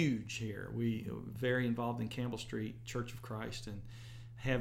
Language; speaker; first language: English; native; English